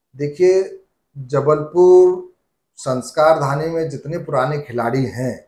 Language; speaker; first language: Hindi; native; Hindi